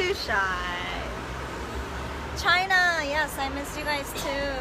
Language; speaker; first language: English; early bilingual, other home language; Korean